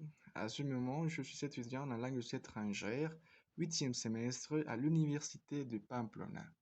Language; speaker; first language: French; non-native, fluent; Spanish